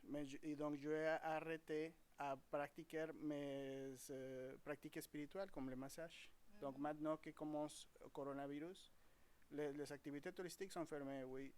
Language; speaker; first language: French; non-native, fluent; Spanish